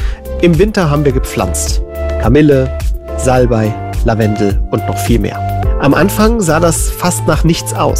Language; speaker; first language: German; native; German